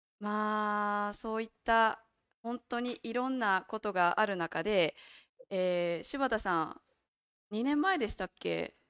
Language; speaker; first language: Japanese; native; Japanese